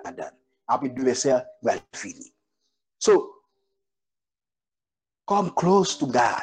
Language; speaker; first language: English; non-native, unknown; Haitian Creole